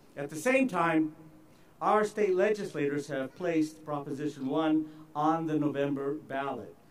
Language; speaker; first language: English; early bilingual, other home language; Spanish